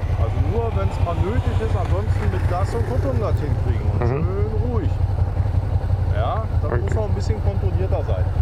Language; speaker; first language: German; native; German